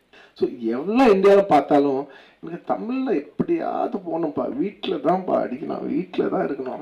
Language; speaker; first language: Tamil; non-native, local second language; Telugu